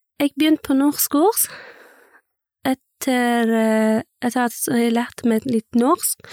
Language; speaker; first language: Norwegian; early bilingual, other home language; Persian